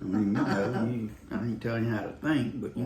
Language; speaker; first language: English; native; English